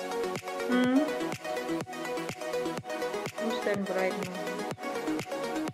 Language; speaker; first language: German; non-native, learner; Filipino